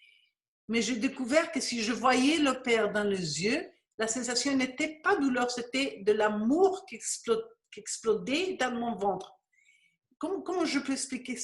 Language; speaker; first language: French; non-native, fluent; Spanish